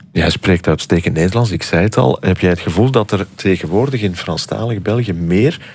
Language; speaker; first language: Dutch; native; Dutch